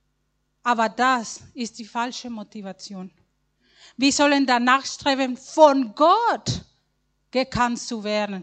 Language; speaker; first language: German; non-native, learner; Spanish